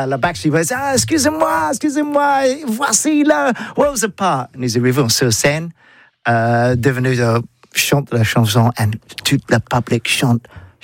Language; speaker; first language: French; non-native, learner; English